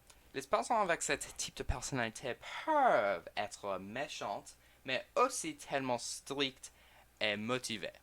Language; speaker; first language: French; non-native, learner; English